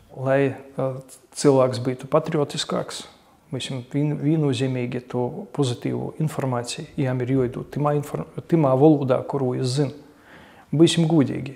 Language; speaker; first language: Latvian; native; Latvian